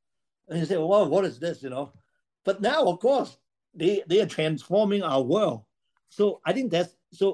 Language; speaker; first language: English; non-native, local second language; Cantonese